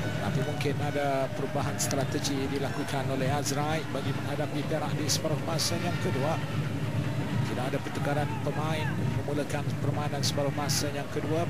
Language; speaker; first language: Malay; native; Malay